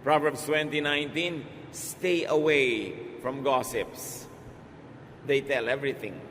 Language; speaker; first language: English; non-native, local second language; Filipino